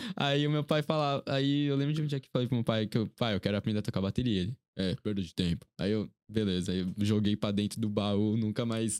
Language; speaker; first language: Portuguese; early bilingual, other home language; Korean